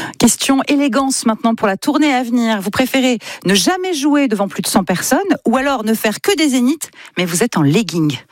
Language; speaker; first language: French; native; French